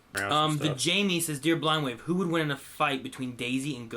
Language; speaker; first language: English; native; English